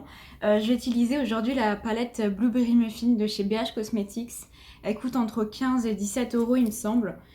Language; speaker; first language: French; native; French